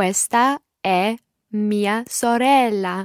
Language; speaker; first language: Italian; non-native, learner; English